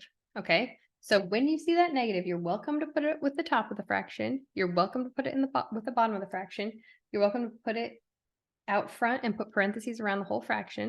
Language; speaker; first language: English; native; English